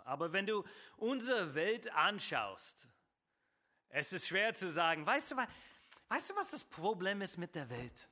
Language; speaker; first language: German; non-native, fluent; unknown